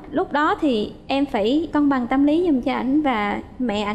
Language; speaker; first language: Vietnamese; native; Vietnamese